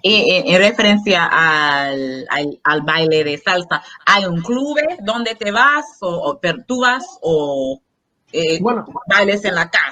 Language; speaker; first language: Spanish; non-native, fluent; English